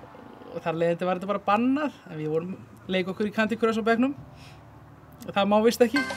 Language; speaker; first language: Icelandic; native; Icelandic